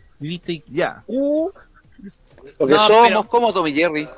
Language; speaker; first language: Spanish; native; Spanish